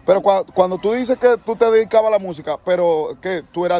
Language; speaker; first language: Spanish; native; Spanish